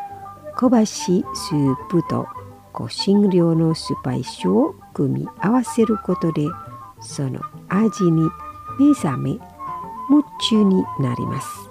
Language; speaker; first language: Japanese; non-native, fluent; Indonesian